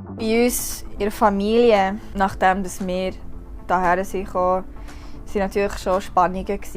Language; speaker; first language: German; non-native, fluent; English